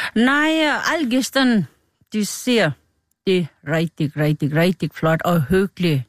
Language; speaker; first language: Danish; non-native, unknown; Nepali